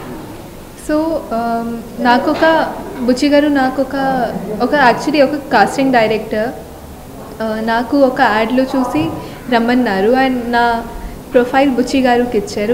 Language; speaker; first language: Telugu; non-native, fluent; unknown